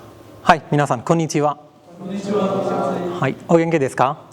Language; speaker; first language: Japanese; non-native, fluent; Bangla